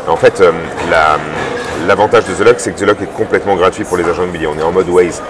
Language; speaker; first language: French; native; French